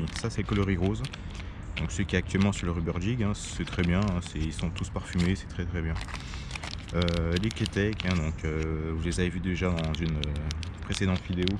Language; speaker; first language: French; native; French